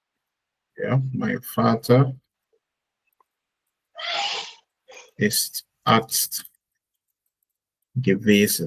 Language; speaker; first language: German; non-native, fluent; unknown